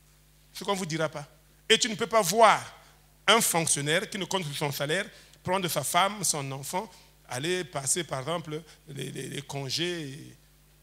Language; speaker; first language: French; native; French